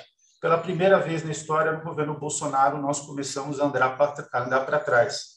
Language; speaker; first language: Portuguese; native; Portuguese